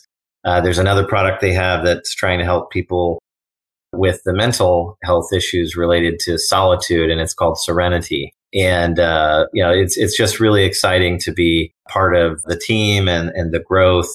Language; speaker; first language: English; native; English